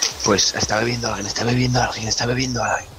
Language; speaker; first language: Spanish; native; Spanish